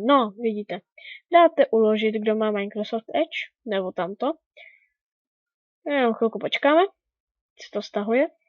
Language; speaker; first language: Czech; native; Czech